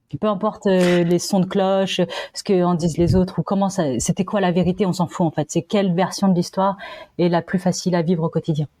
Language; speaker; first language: French; native; French